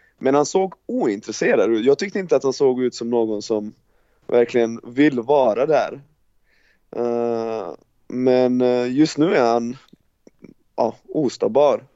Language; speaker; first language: Swedish; non-native, fluent; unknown